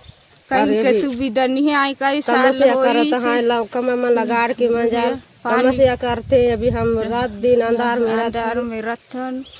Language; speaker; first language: Hindi; non-native, local second language; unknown